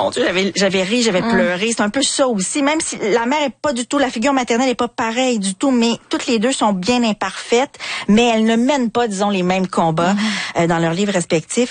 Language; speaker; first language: French; native; French